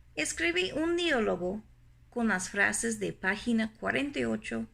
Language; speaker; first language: Spanish; non-native, fluent; English